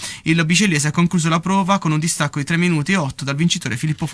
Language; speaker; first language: Italian; native; Italian